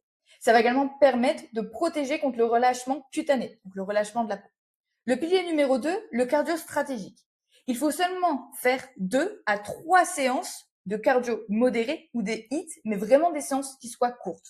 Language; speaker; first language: French; native; French